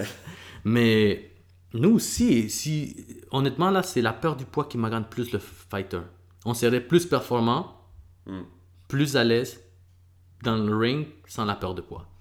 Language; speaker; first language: French; early bilingual, other home language; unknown